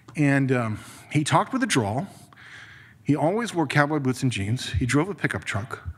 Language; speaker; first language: English; native; English